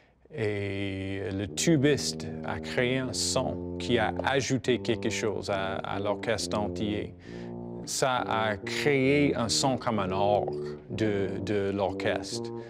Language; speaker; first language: French; non-native, fluent; English